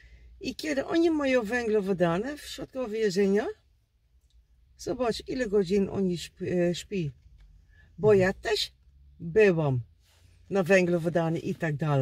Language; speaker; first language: Polish; non-native, learner; Dutch